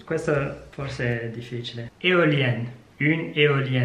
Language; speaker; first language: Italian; non-native, fluent; English